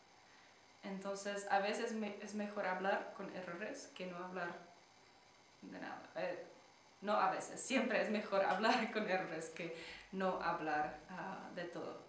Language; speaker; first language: Spanish; non-native, fluent; Czech